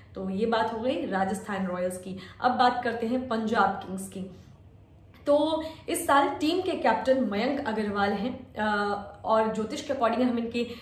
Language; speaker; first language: Hindi; native; Hindi